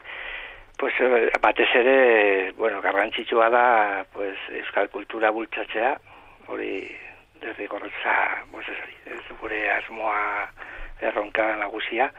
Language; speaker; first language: Basque; non-native, local second language; Spanish